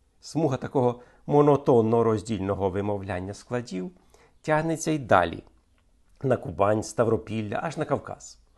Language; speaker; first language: Ukrainian; native; Ukrainian